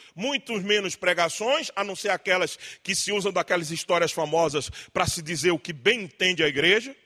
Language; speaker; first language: Portuguese; native; Portuguese